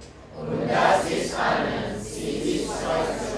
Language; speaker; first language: German; non-native, learner; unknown